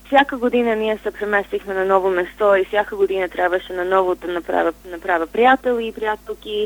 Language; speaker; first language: Bulgarian; early bilingual, heritage; Bulgarian